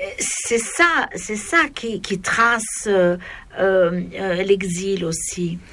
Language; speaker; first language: French; native; French